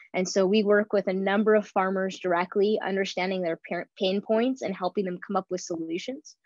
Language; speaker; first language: English; native; English